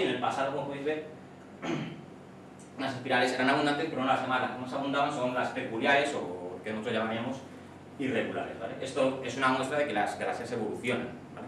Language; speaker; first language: Spanish; native; Spanish